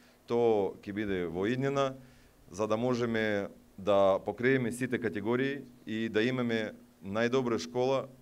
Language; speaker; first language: Macedonian; non-native, fluent; Russian